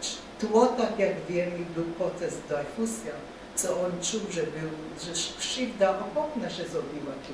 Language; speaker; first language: Polish; non-native, fluent; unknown